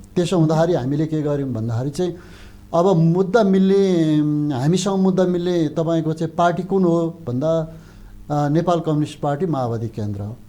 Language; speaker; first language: Nepali; non-native, local second language; Eastern Tamang